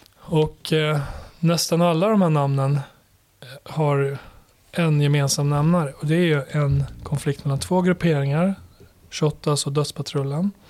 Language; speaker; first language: Swedish; early bilingual, other home language; Albanian